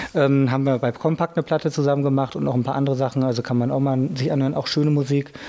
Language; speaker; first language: German; native; German